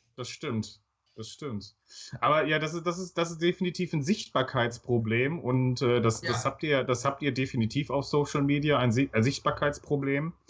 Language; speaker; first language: German; native; German